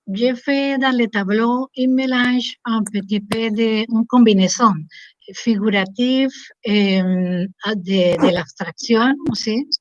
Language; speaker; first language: French; non-native, learner; Spanish